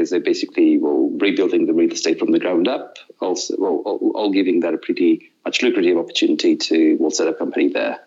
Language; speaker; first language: English; non-native, fluent; Russian